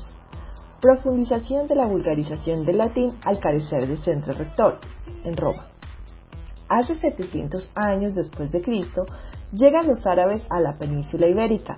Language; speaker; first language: Spanish; native; Spanish